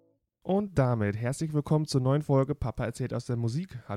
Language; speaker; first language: German; native; German